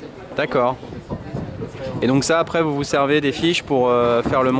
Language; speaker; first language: French; native; French